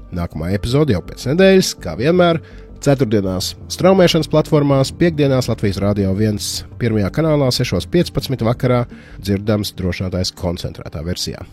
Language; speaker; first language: Latvian; native; Latvian